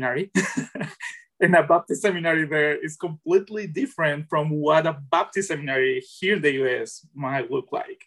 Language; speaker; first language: English; non-native, fluent; Spanish